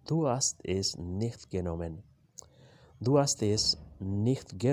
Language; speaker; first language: German; non-native, learner; Urdu